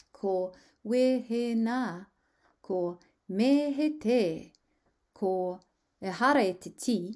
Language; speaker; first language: Māori; non-native, local second language; English